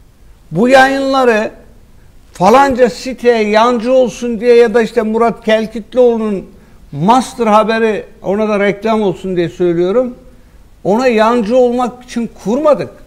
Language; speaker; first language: Turkish; native; Turkish